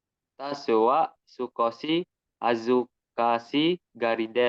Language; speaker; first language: Japanese; non-native, learner; Indonesian